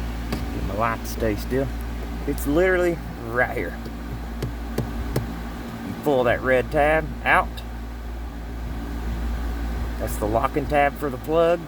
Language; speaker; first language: English; native; English